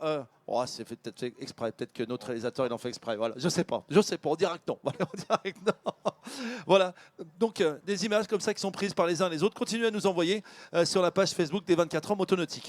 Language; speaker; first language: French; native; French